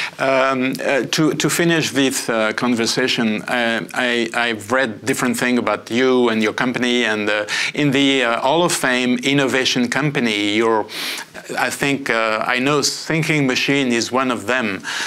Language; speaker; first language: English; non-native, fluent; French